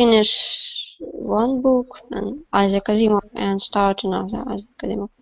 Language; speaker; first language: English; non-native, learner; Russian